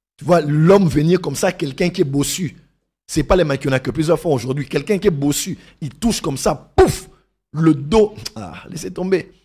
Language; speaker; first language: French; non-native, local second language; Lingala